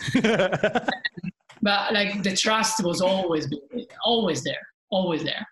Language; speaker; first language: English; non-native, fluent; Italian